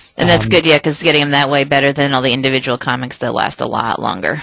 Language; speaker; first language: English; native; English